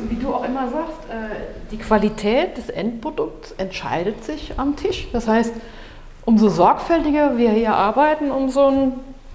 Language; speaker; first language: German; native; German